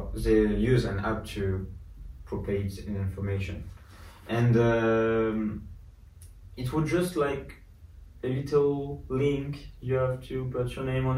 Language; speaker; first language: English; non-native, learner; French